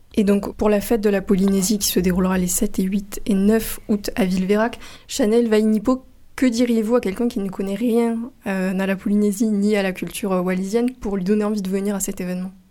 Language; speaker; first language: French; native; French